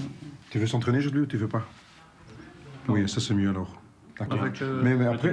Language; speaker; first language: French; non-native, local second language; Dutch